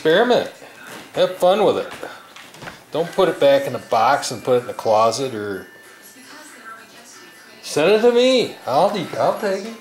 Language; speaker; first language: English; native; English